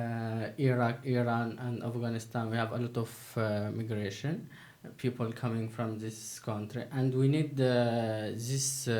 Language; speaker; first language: English; non-native, learner; Turkish